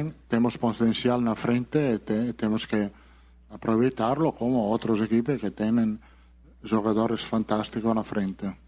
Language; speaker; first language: Portuguese; non-native, fluent; Italian